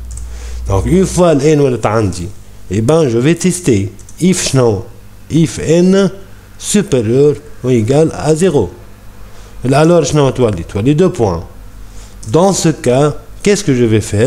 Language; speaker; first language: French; non-native, local second language; Arabic